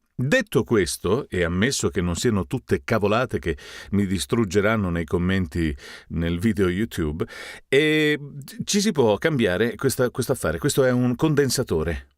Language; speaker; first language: Italian; native; Italian